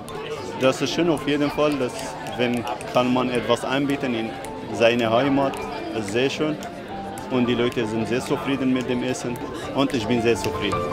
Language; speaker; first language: German; non-native, learner; Arabic